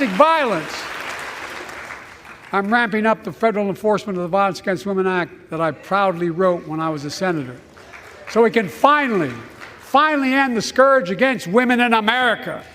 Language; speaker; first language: English; native; English